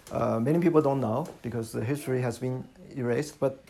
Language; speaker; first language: English; non-native, fluent; Chinese